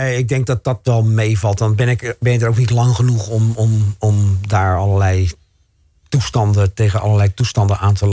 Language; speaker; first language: Dutch; native; Dutch